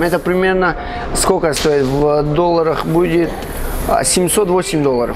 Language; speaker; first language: Russian; non-native, fluent; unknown